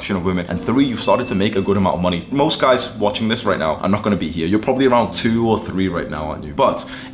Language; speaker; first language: English; native; English